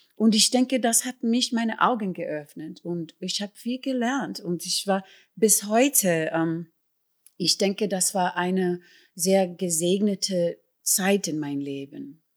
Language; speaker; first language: German; non-native, fluent; English